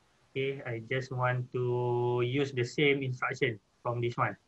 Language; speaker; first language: English; non-native, local second language; Malay